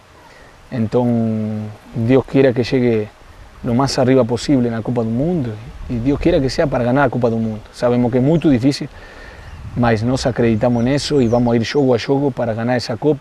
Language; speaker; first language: Portuguese; non-native, fluent; Spanish